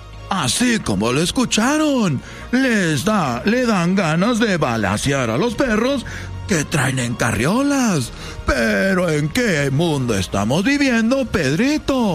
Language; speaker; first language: Spanish; native; Spanish